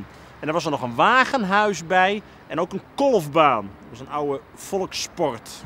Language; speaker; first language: Dutch; native; Dutch